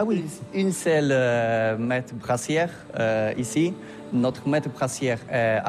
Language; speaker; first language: French; non-native, learner; Polish